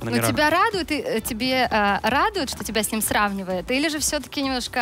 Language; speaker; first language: Russian; native; Russian